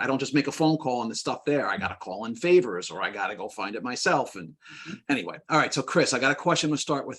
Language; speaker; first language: English; native; English